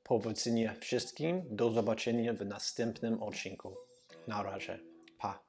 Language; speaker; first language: Polish; non-native, learner; English